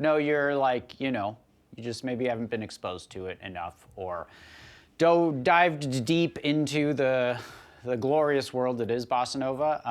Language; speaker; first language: English; native; English